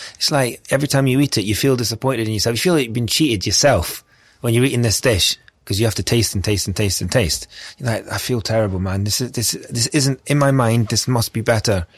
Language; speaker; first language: English; native; English